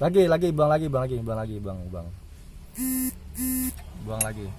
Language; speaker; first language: Indonesian; native; Indonesian